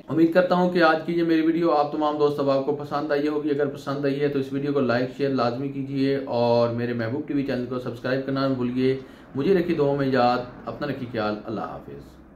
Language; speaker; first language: Urdu; non-native, local second language; Punjabi